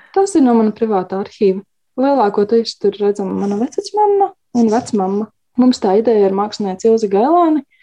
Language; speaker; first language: Latvian; native; Latvian